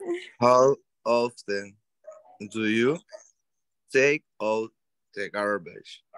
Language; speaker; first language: English; non-native, learner; Spanish